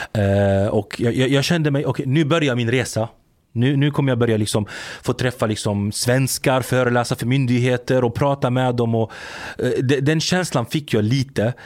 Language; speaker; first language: Swedish; early bilingual, other home language; Arabic